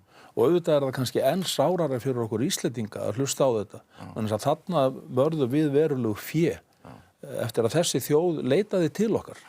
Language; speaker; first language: Icelandic; native; Icelandic